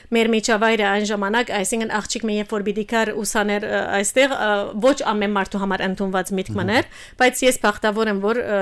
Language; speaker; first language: Armenian; early bilingual, heritage; Armenian